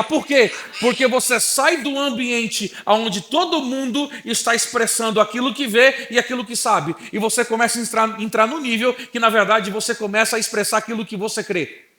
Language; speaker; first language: Portuguese; native; Portuguese